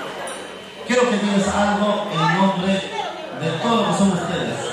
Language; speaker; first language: Spanish; native; Spanish